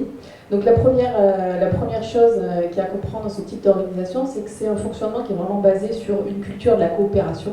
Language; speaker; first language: French; native; French